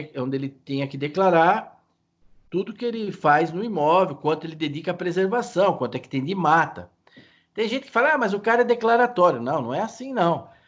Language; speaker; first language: Portuguese; native; Portuguese